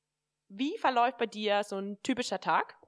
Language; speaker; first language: German; native; German